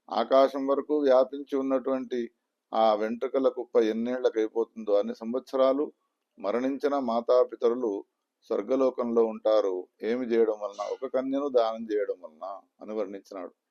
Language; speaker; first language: Telugu; native; Telugu